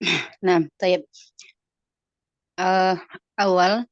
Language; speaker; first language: Arabic; non-native, learner; Indonesian